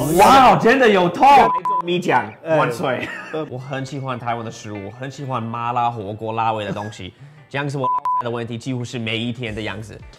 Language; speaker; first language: Chinese; non-native, fluent; English